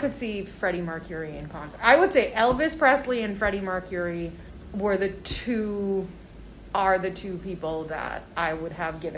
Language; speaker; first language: English; non-native, local second language; Hindi